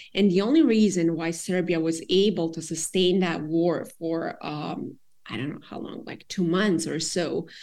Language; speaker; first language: English; non-native, fluent; Serbian